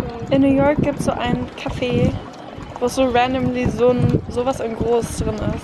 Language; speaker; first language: German; native; German